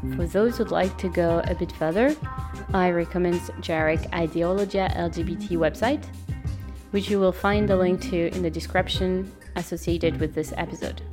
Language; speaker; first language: English; non-native, fluent; French